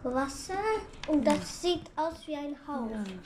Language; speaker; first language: German; early bilingual, heritage; Bosnian